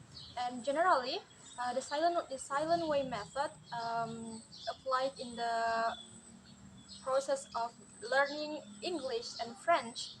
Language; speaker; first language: English; non-native, learner; Indonesian